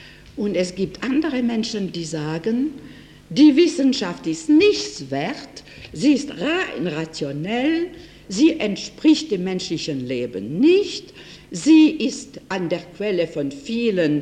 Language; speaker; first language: German; non-native, fluent; French